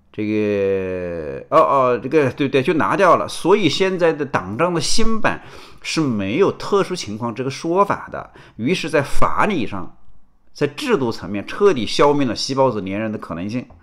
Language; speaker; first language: Chinese; native; Chinese